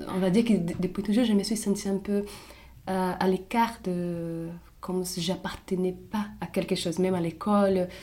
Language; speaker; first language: French; non-native, fluent; Portuguese